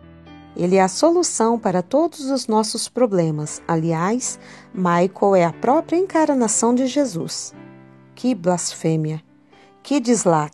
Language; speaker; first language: Portuguese; native; Portuguese